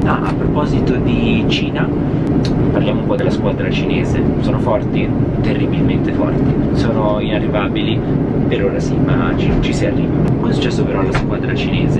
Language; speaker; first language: Italian; native; Italian